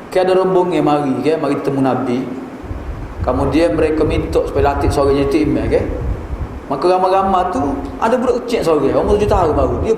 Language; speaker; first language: Malay; native; Malay